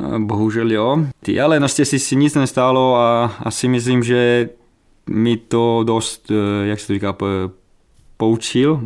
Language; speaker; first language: Czech; non-native, fluent; Italian